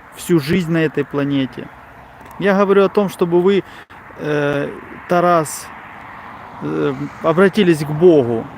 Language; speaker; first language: Russian; non-native, local second language; Ukrainian